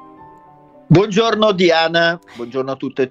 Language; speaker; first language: Italian; native; Italian